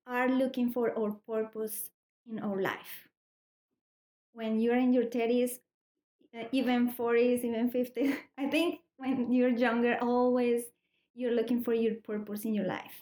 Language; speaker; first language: English; non-native, learner; Spanish